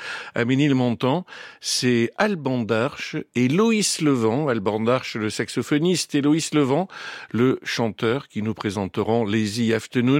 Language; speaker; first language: French; native; French